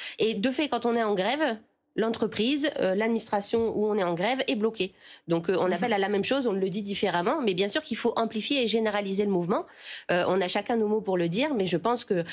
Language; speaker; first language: French; native; French